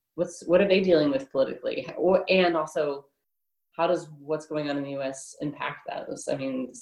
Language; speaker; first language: English; native; English